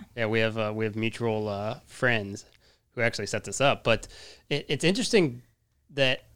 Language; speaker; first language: English; native; English